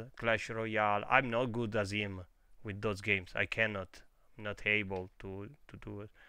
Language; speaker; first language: English; non-native, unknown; Italian